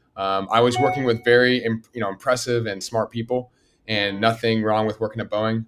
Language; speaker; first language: English; native; English